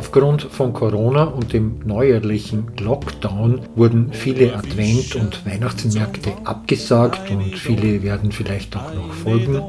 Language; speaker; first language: German; native; German